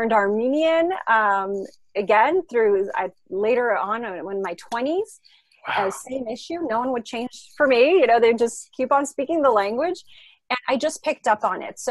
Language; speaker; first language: English; non-native, fluent; French